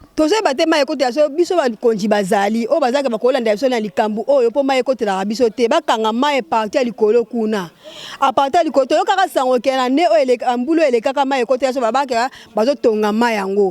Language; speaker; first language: Lingala; native; Lingala